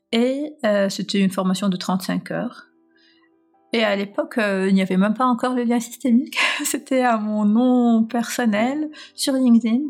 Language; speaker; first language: French; non-native, local second language; Arabic